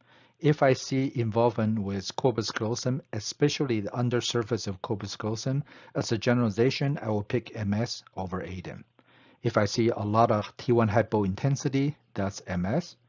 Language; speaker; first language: English; non-native, fluent; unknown